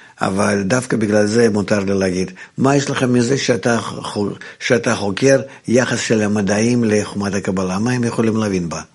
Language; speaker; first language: Hebrew; non-native, fluent; Russian